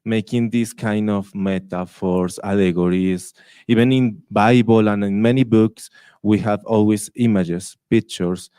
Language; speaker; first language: English; non-native, fluent; Spanish